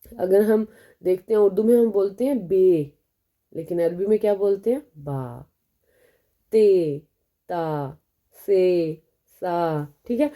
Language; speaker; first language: Urdu; native; Urdu